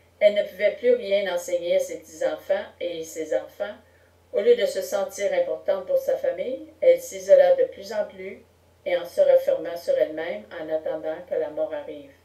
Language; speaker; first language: French; native; French